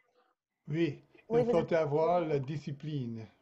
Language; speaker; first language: French; non-native, fluent; English